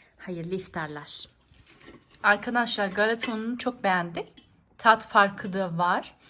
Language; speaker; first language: Turkish; early bilingual, heritage; Turkish